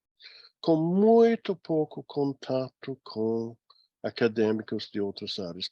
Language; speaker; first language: Portuguese; non-native, fluent; English